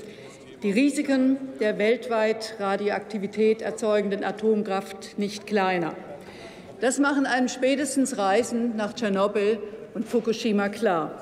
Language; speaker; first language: German; native; German